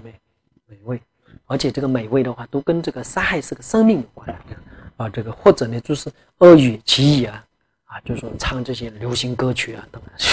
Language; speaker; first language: Chinese; non-native, local second language; Tibetan